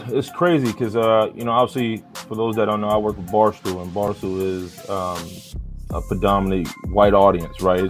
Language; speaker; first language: English; native; English